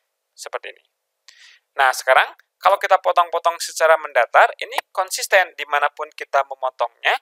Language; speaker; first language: Indonesian; native; Indonesian